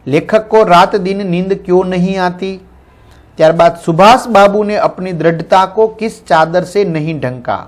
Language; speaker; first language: Hindi; non-native, local second language; Gujarati